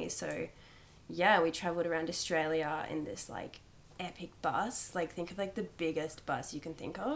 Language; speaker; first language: English; native; English